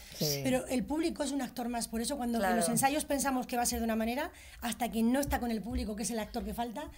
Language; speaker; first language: Spanish; native; Spanish